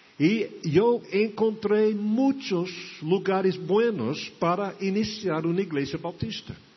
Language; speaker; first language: Portuguese; non-native, fluent; English